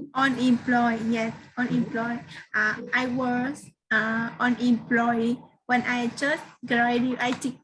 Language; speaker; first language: English; non-native, learner; Vietnamese